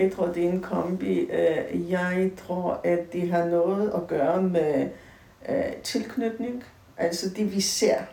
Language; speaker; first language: Danish; non-native, fluent; Polish